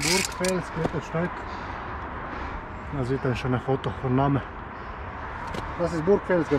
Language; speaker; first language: German; non-native, learner; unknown